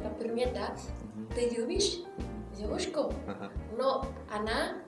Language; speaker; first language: Russian; non-native, learner; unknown